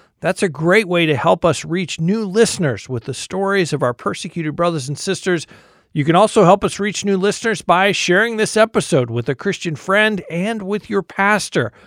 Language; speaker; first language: English; native; English